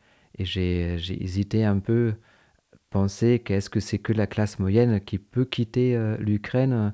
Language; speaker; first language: French; non-native, fluent; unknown